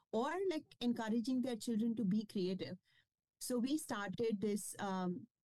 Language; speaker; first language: English; non-native, local second language; Kashmiri